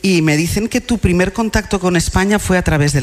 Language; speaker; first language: Spanish; native; Spanish